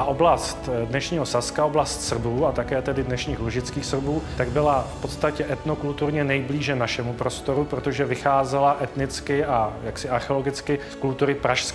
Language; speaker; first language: Czech; native; Czech